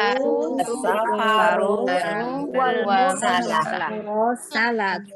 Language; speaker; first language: Arabic; non-native, learner; Indonesian